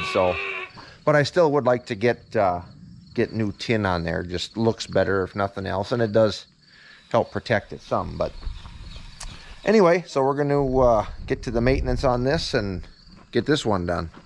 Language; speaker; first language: English; native; English